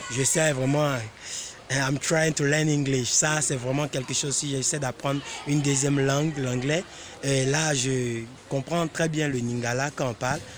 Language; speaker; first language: French; non-native, local second language; Lingala